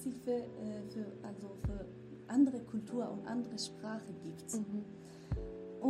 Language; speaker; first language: German; non-native, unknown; Kurdish